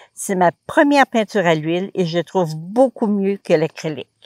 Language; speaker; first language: French; native; French